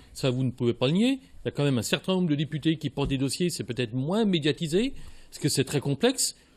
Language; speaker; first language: French; native; French